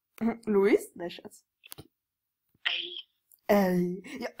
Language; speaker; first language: German; native; German